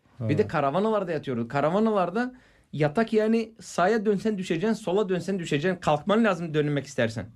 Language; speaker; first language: Turkish; non-native, fluent; Bulgarian